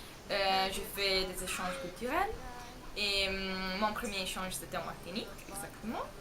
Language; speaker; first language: French; non-native, fluent; Italian